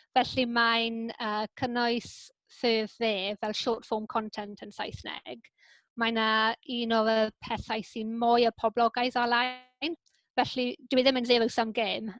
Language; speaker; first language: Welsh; non-native, local second language; English